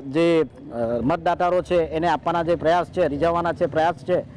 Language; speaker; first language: Gujarati; native; Gujarati